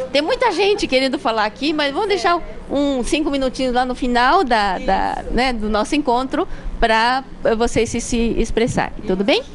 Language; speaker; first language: Portuguese; native; Portuguese